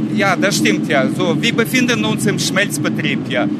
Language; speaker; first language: German; non-native, fluent; Russian